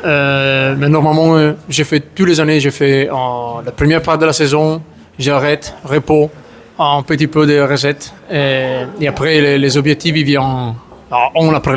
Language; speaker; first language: French; non-native, learner; Italian